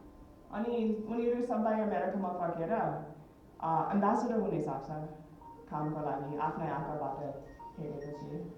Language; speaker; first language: Nepali; early bilingual, heritage; Nepali